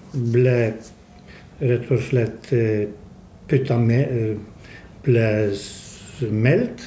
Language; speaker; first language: Norwegian; non-native, fluent; Polish